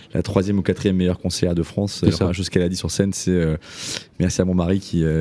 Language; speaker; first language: French; native; French